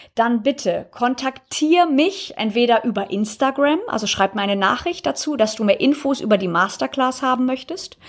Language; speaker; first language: German; native; German